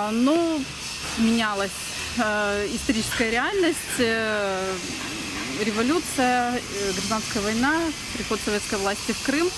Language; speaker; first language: Russian; native; Russian